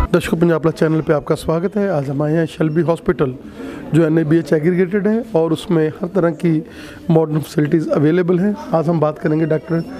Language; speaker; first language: Hindi; non-native, local second language; Punjabi